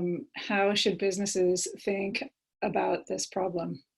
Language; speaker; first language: English; native; English